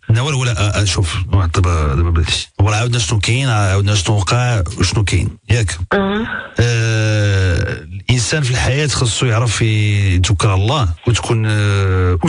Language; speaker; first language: Arabic; native; Arabic